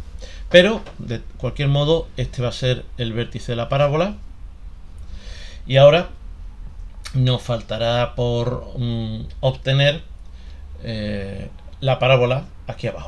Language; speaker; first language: Spanish; native; Spanish